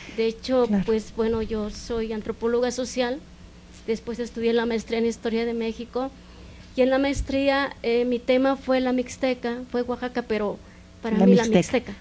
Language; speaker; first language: Spanish; native; Spanish